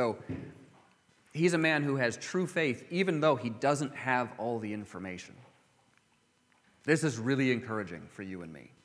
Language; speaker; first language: English; native; English